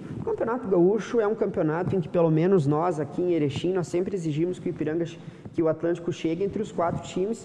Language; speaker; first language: Portuguese; native; Portuguese